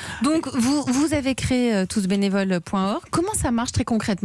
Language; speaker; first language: French; native; French